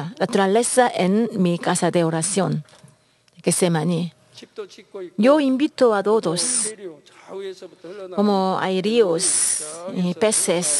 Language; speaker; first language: Spanish; non-native, learner; Korean